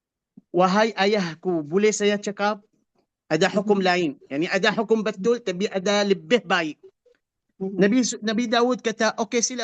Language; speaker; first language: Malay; non-native, fluent; Arabic